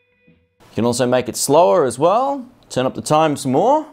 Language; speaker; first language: English; native; English